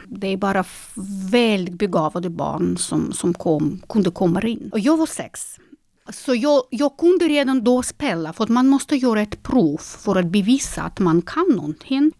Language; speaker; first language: Swedish; non-native, fluent; Russian